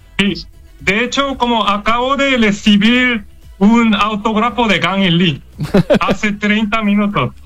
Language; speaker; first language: Spanish; non-native, learner; Korean